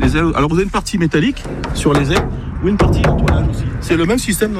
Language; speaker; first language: French; native; French